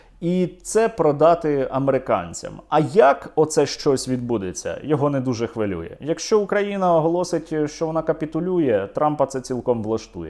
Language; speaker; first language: Ukrainian; native; Ukrainian